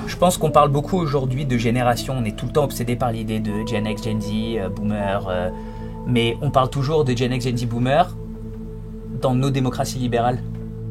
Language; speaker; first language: French; native; French